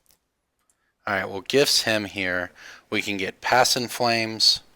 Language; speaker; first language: English; native; English